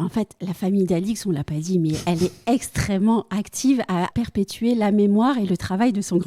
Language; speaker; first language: French; native; French